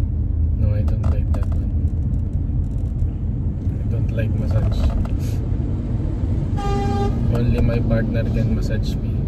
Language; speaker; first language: English; non-native, local second language; Filipino